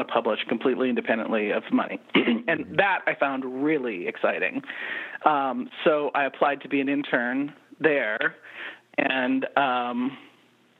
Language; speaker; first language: English; native; English